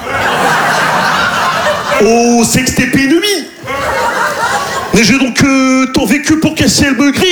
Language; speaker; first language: French; native; French